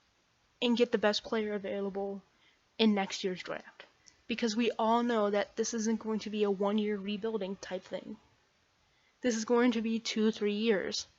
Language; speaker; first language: English; native; English